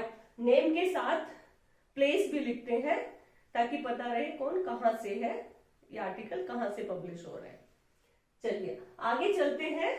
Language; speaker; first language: Hindi; native; Hindi